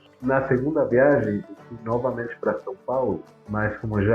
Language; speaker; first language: Portuguese; non-native, fluent; Spanish